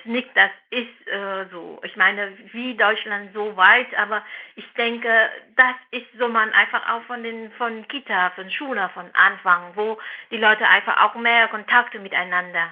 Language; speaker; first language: German; non-native, fluent; Vietnamese